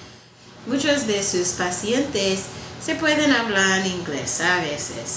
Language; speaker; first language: Spanish; non-native, learner; English